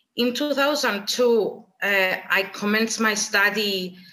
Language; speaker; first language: English; non-native, fluent; Greek